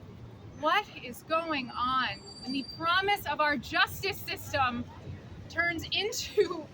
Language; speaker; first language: English; native; English